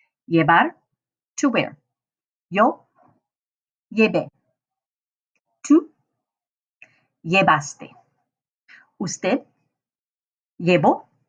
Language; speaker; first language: Spanish; non-native, fluent; English